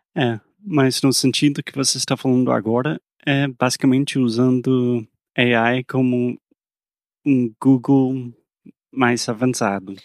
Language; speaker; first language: Portuguese; non-native, fluent; English